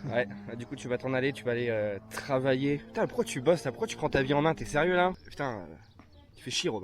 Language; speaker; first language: French; native; French